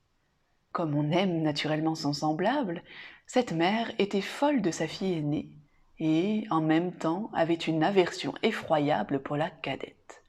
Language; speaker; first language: French; native; French